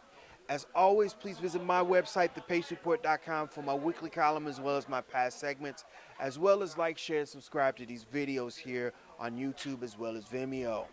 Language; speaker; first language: English; native; English